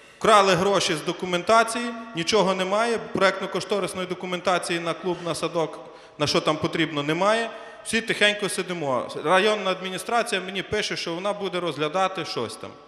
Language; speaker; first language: Ukrainian; native; Ukrainian